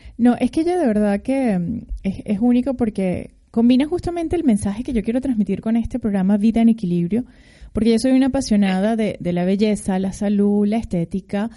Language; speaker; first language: Spanish; native; Spanish